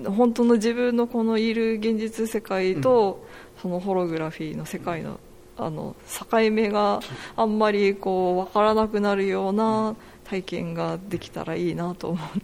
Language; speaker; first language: Japanese; native; Japanese